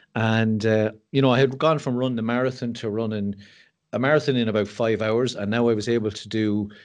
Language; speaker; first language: English; native; English